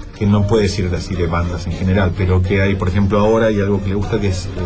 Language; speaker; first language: Spanish; native; Spanish